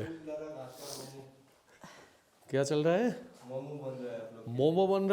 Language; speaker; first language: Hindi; non-native, local second language; Bangla